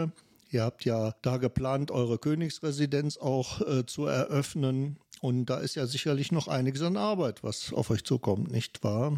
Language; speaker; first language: German; native; German